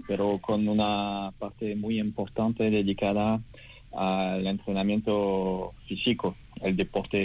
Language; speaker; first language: Spanish; non-native, fluent; French